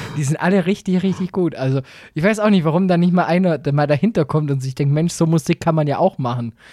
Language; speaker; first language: German; native; German